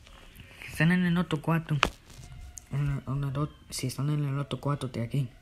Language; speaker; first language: Spanish; early bilingual, heritage; Spanish